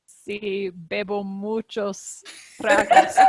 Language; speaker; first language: Spanish; non-native, learner; English